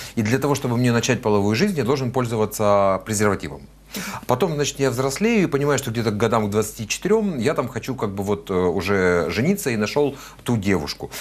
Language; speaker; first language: Russian; native; Russian